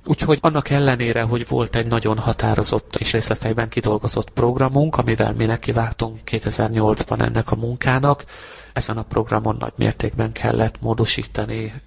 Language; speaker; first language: Hungarian; native; Hungarian